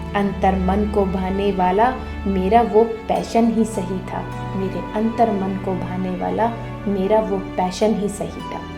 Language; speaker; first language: Hindi; native; Hindi